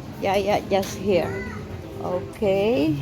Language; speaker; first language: English; non-native, local second language; Filipino